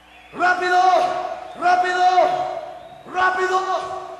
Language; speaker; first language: Spanish; native; Spanish